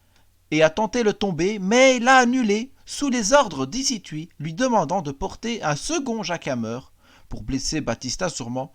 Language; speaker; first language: French; native; French